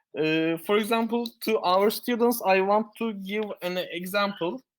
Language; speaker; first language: English; non-native, fluent; Turkish